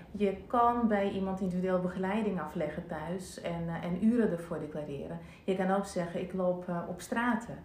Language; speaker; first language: Dutch; non-native, fluent; Russian